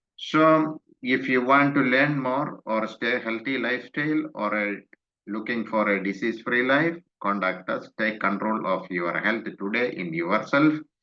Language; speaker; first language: English; non-native, local second language; Malayalam